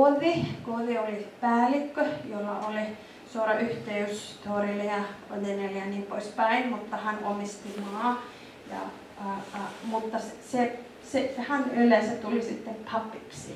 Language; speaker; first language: Finnish; non-native, fluent; Icelandic